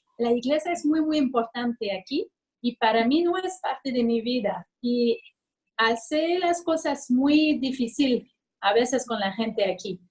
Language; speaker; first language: Spanish; non-native, fluent; French